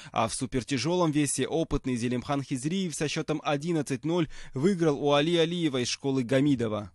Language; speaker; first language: Russian; non-native, local second language; Avaric